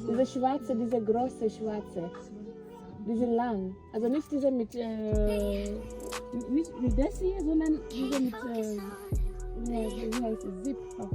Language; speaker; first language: German; non-native, learner; Swahili